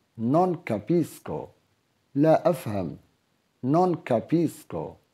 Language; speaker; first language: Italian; non-native, fluent; Arabic